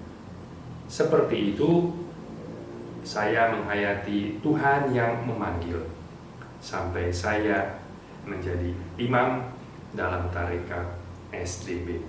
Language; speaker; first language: Indonesian; native; Indonesian